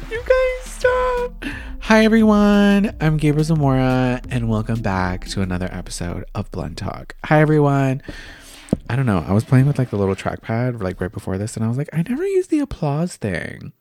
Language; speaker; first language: English; early bilingual, other home language; Spanish